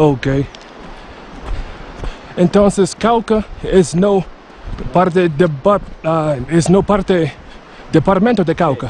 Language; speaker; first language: Spanish; non-native, learner; English